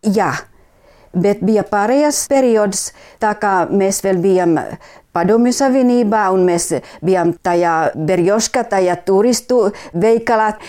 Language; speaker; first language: Latvian; non-native, fluent; Finnish